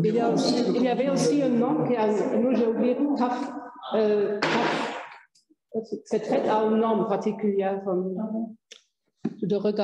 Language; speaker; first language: French; non-native, fluent; German